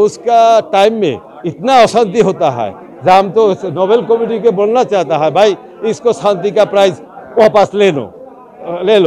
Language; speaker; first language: Hindi; non-native, learner; Bangla